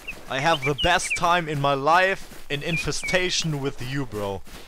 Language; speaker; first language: English; non-native, learner; German